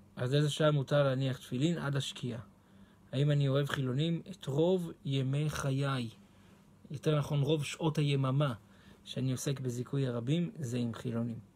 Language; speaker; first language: Hebrew; native; Hebrew